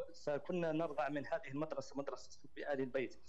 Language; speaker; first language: Arabic; native; Arabic